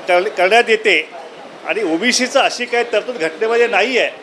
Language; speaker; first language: Marathi; native; Marathi